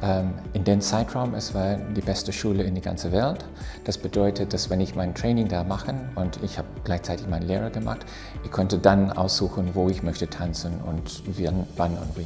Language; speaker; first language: German; non-native, fluent; English